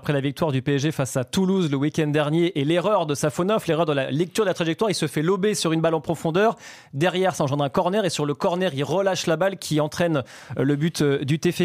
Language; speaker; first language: French; native; French